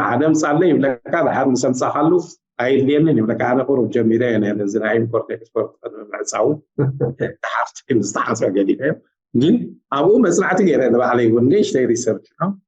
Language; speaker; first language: Tigrinya; native; Tigrinya